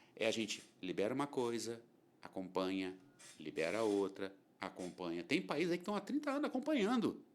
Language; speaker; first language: Portuguese; native; Portuguese